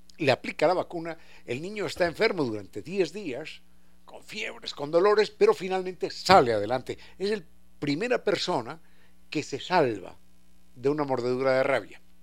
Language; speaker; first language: Spanish; native; Spanish